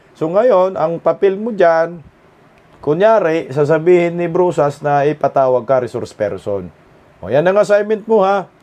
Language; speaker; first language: Filipino; non-native, local second language; Cebuano